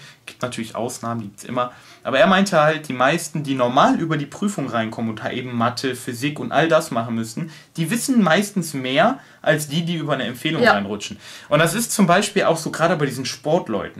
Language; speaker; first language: German; native; German